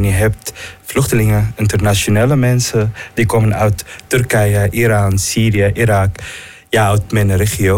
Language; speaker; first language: Dutch; non-native, fluent; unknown